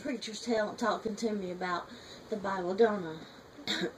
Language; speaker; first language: English; native; English